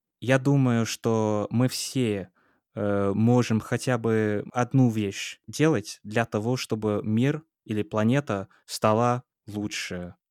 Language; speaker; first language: Russian; non-native, fluent; English